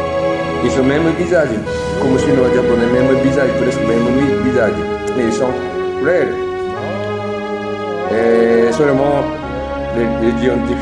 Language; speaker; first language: French; non-native, learner; Japanese